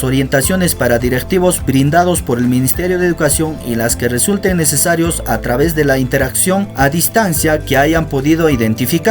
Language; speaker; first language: Spanish; native; Spanish